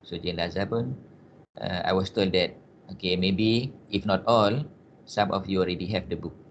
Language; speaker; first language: English; non-native, local second language; Malay